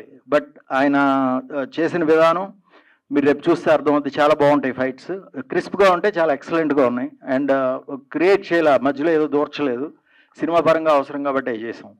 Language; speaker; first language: Telugu; native; Telugu